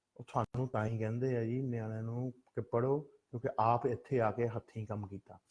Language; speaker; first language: Punjabi; early bilingual, heritage; Punjabi